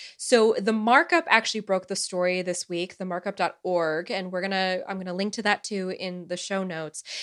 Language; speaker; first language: English; early bilingual, other home language; Romanian